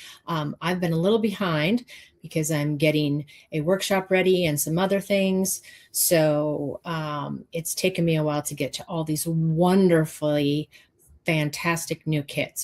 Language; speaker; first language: English; native; English